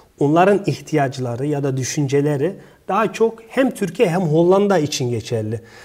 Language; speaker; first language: Turkish; early bilingual, heritage; Turkish